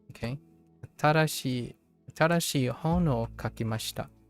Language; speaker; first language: Japanese; non-native, learner; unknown